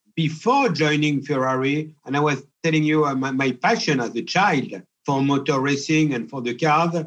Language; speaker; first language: English; non-native, fluent; French